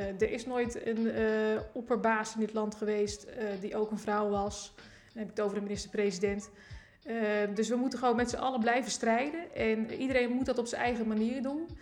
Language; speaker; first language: Dutch; native; Dutch